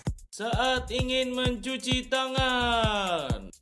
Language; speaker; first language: Indonesian; non-native, learner; Japanese